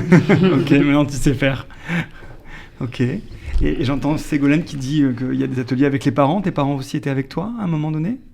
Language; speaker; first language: French; native; French